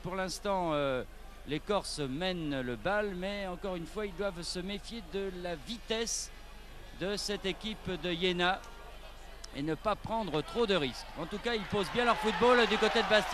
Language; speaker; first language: French; native; French